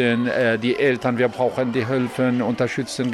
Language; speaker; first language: German; non-native, learner; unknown